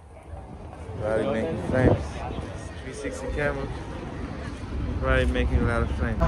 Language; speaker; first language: English; native; English